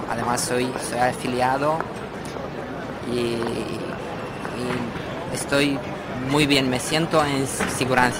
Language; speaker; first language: Spanish; non-native, fluent; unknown